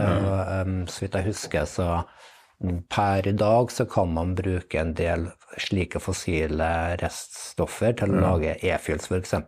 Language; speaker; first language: Norwegian; native; Norwegian